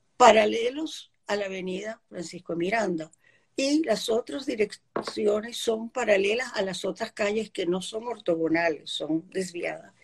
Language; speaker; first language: Spanish; early bilingual, other home language; Polish